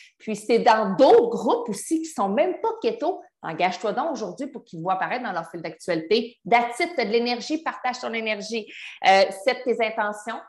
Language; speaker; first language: French; native; French